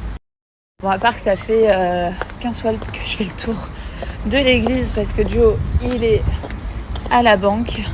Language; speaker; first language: French; native; French